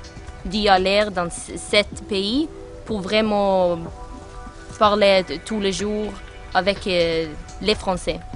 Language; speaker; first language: French; non-native, learner; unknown